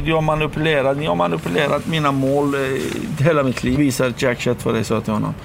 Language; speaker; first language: Swedish; early bilingual, other home language; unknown